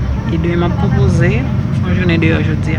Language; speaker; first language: French; non-native, learner; Haitian Creole